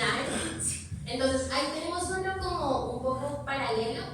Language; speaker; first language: Spanish; native; Spanish